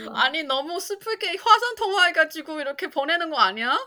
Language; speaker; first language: Korean; non-native, fluent; Chinese